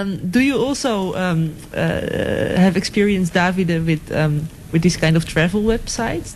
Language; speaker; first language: English; non-native, fluent; Dutch